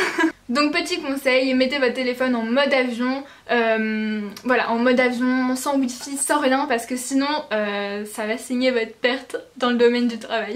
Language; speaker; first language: French; native; French